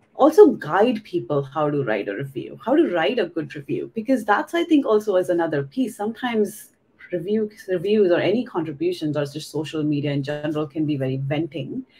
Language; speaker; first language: English; non-native, local second language; Hindi